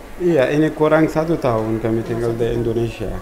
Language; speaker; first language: Indonesian; non-native, learner; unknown